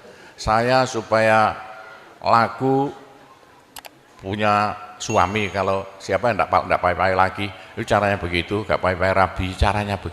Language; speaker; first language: Indonesian; non-native, local second language; Javanese